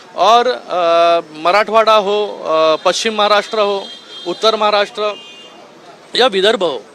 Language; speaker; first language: Hindi; non-native, local second language; Marathi